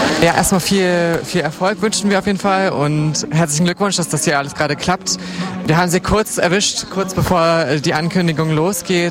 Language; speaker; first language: German; native; German